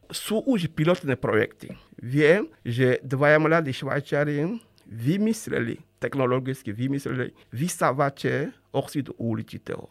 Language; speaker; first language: Slovak; non-native, fluent; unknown